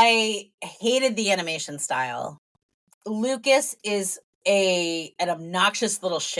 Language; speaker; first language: English; native; English